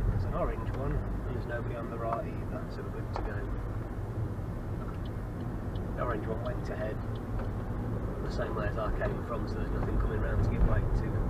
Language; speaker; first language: English; native; English